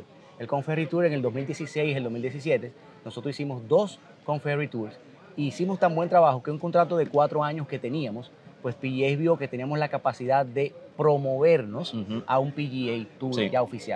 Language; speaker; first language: Spanish; native; Spanish